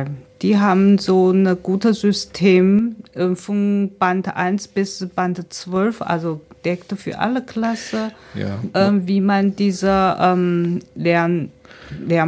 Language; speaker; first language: German; non-native, fluent; Chinese